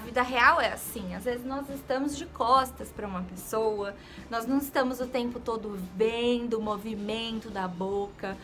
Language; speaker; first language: Portuguese; native; Portuguese